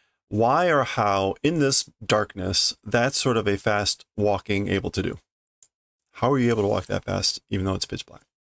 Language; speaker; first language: English; native; English